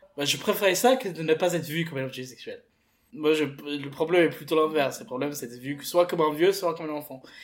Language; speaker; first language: French; early bilingual, heritage; French